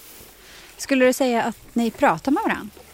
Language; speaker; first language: Swedish; native; Swedish